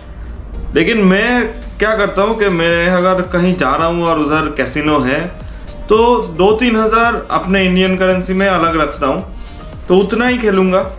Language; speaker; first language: Hindi; non-native, local second language; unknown